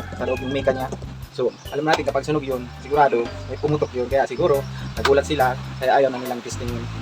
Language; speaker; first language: Filipino; non-native, local second language; Bikol